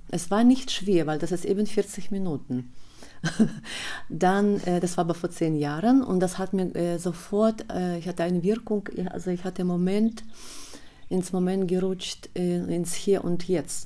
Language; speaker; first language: German; non-native, fluent; Russian